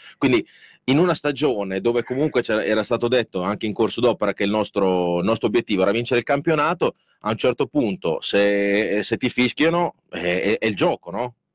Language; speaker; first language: Italian; non-native, fluent; Spanish